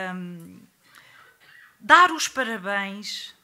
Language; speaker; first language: Portuguese; native; Portuguese